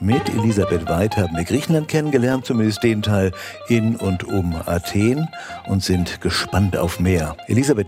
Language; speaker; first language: German; native; German